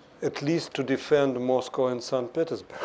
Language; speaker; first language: English; non-native, fluent; Russian